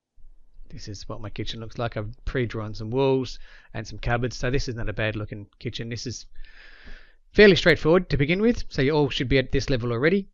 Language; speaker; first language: English; native; English